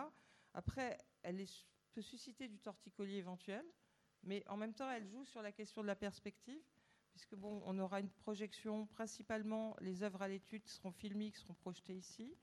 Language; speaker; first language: French; native; French